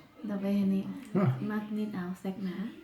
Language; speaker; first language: Dutch; non-native, learner; Thai